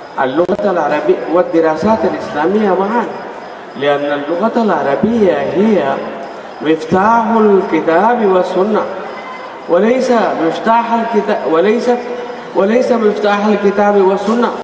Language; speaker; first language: Arabic; non-native, fluent; Urdu